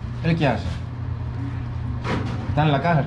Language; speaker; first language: Spanish; non-native, learner; Greek